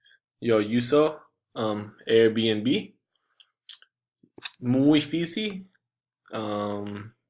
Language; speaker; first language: Spanish; non-native, learner; English